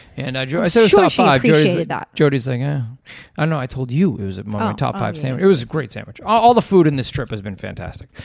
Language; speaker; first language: English; native; English